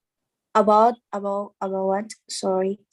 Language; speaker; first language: English; non-native, learner; Thai